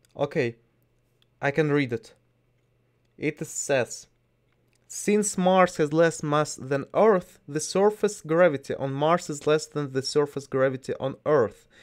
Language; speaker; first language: English; non-native, learner; Russian